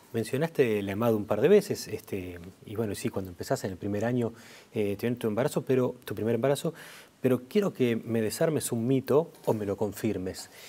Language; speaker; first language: Spanish; native; Spanish